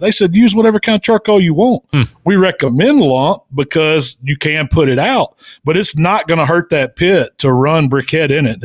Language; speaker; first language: English; native; English